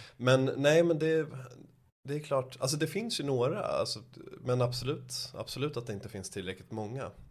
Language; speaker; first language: Swedish; early bilingual, other home language; Persian